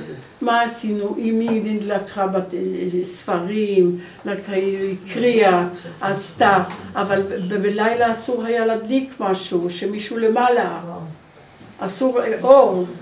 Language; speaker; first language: Hebrew; non-native, fluent; Polish